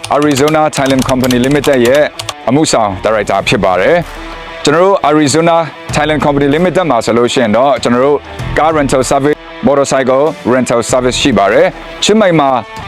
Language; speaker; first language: Burmese; non-native, local second language; Kachin